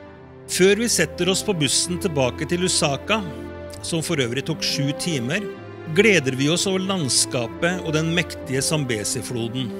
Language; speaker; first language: Norwegian; native; Norwegian